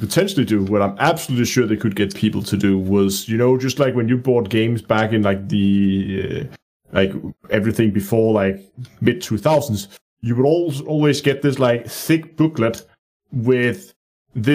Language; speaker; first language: English; non-native, fluent; Danish